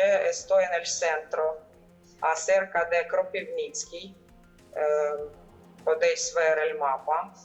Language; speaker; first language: Spanish; non-native, fluent; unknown